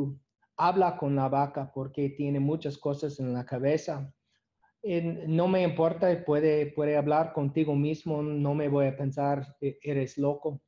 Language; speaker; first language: Spanish; non-native, learner; English